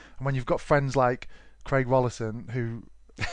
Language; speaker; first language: English; native; English